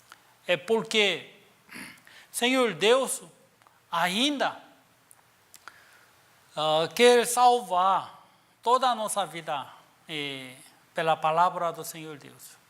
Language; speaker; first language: Portuguese; non-native, learner; Korean